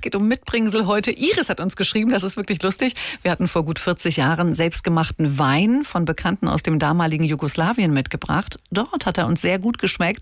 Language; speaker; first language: German; native; German